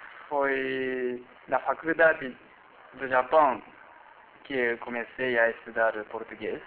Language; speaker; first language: Portuguese; non-native, learner; Japanese